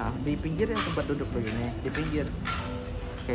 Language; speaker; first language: Indonesian; native; Indonesian